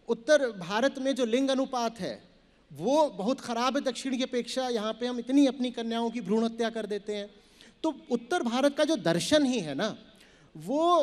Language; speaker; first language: Hindi; native; Hindi